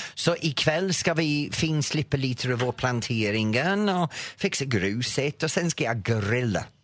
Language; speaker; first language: Swedish; non-native, fluent; English